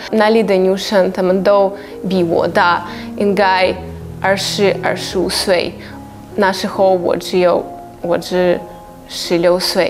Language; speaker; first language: Chinese; non-native, fluent; Russian